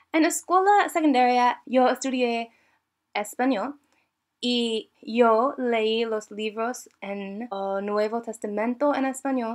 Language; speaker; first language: Spanish; non-native, learner; English